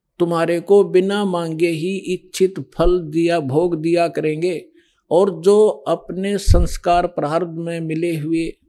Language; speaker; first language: Hindi; native; Hindi